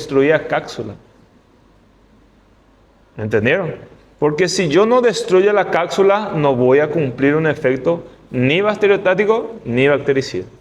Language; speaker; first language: Spanish; non-native, fluent; Portuguese